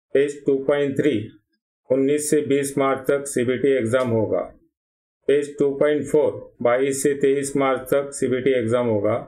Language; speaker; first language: Hindi; non-native, local second language; Marathi